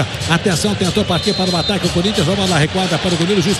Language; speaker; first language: Portuguese; native; Portuguese